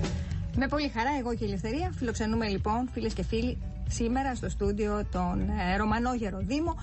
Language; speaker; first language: Greek; native; Greek